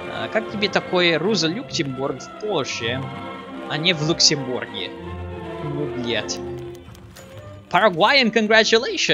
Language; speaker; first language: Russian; non-native, learner; English